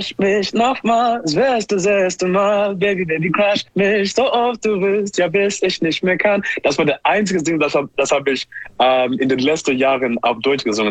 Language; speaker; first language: German; non-native, learner; English